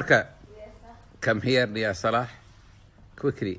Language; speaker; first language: Arabic; native; Arabic